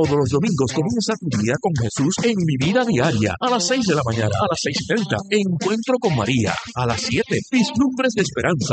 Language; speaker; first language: Spanish; native; Spanish